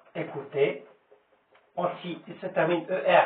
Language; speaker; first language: French; non-native, local second language; Arabic